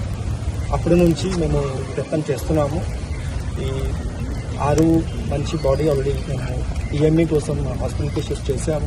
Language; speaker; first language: Telugu; non-native, learner; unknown